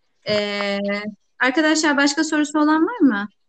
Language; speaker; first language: English; non-native, learner; Turkish